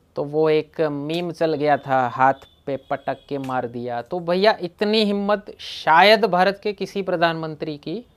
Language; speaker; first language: Hindi; non-native, local second language; Gujarati